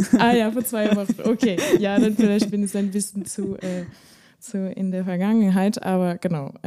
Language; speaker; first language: German; non-native, fluent; French